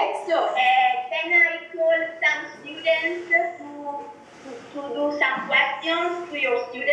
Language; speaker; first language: English; non-native, learner; Italian